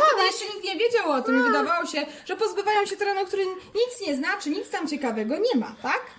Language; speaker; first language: Polish; native; Polish